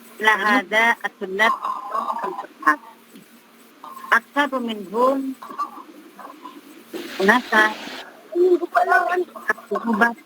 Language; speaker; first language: Arabic; non-native, learner; Indonesian